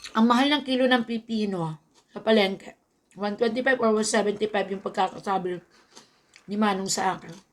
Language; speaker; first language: Filipino; native; Filipino